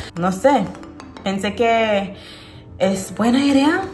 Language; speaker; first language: Spanish; non-native, learner; English